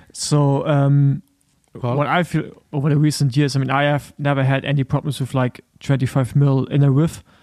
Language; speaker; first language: English; non-native, fluent; German